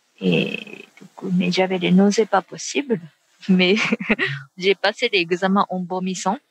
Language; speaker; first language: French; non-native, fluent; Japanese